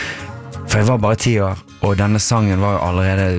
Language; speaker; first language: Norwegian; native; Norwegian